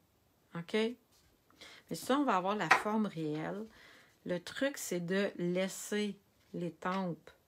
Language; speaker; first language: French; native; French